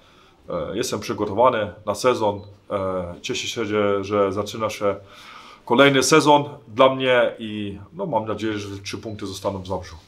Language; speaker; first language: Polish; early bilingual, heritage; German